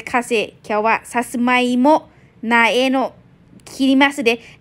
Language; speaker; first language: Japanese; non-native, learner; Thai